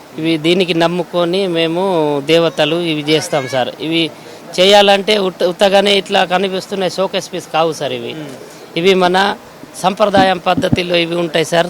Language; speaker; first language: Telugu; non-native, local second language; Gondi